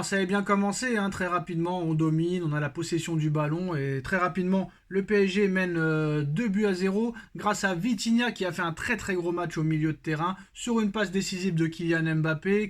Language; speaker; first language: French; native; French